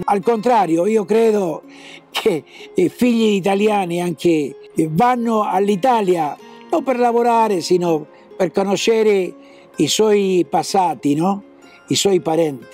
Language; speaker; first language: Italian; early bilingual, heritage; Italian